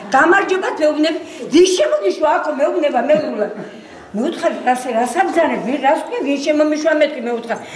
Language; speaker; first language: Georgian; native; Georgian